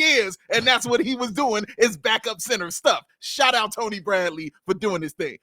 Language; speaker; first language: English; native; English